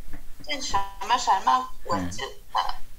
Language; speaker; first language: Chinese; non-native, learner; Vietnamese